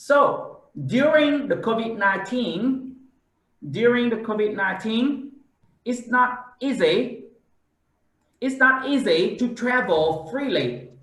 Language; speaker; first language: English; non-native, fluent; Vietnamese